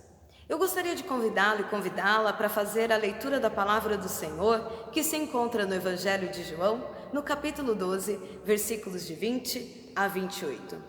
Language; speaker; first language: Portuguese; native; Portuguese